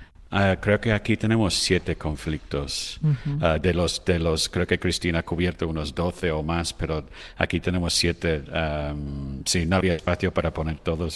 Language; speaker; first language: Spanish; non-native, fluent; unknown